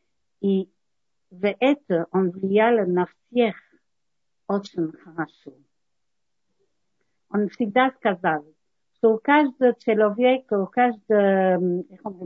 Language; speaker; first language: Russian; non-native, learner; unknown